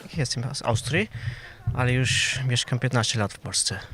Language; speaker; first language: Polish; non-native, learner; German